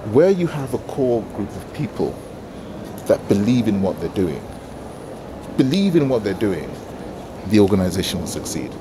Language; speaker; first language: English; non-native, local second language; Igbo